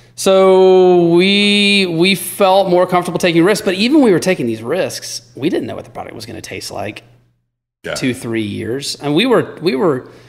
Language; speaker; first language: English; native; English